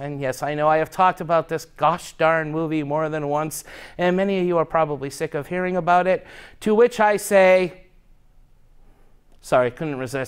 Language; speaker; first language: English; native; English